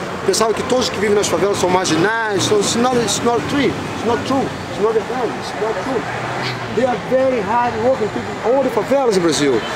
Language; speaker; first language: English; non-native, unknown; Portuguese